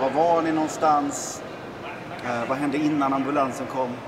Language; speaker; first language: Swedish; native; Swedish